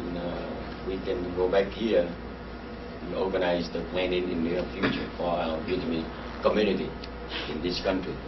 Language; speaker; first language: English; non-native, learner; Vietnamese